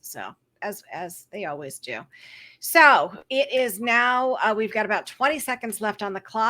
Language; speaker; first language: English; native; English